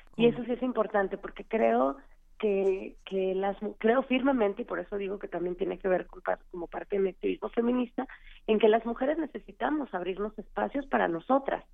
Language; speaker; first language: Spanish; native; Spanish